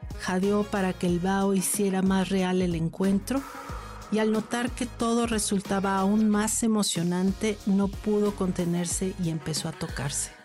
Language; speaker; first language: Spanish; native; Spanish